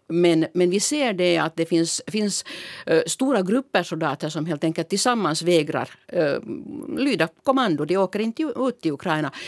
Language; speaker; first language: Swedish; native; Swedish